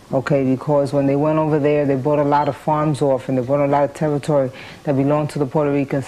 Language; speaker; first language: English; early bilingual, other home language; Spanish